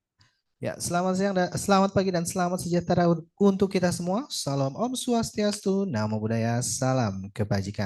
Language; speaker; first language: Indonesian; native; Indonesian